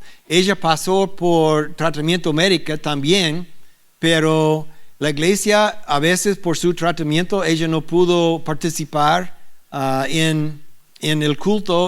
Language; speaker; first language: Spanish; non-native, learner; English